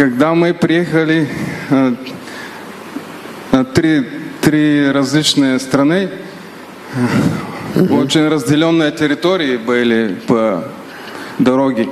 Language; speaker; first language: Russian; non-native, learner; Bulgarian